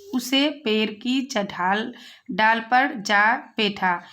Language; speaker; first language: Hindi; non-native, local second language; Assamese